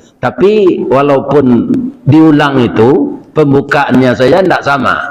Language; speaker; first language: Malay; non-native, local second language; Minangkabau